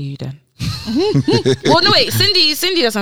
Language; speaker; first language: English; native; English